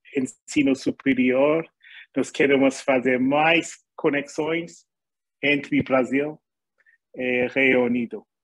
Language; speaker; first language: Portuguese; non-native, learner; English